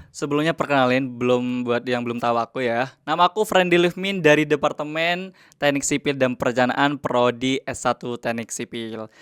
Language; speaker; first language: Indonesian; native; Indonesian